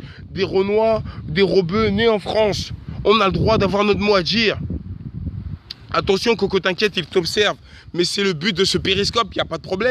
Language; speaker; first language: French; native; French